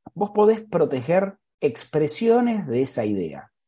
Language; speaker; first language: Spanish; native; Spanish